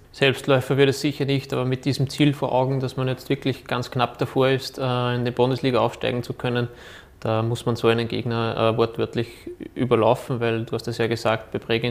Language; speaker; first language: German; native; German